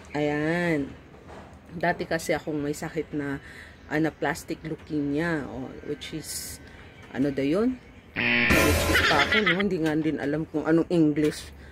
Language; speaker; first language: Filipino; non-native, local second language; Cebuano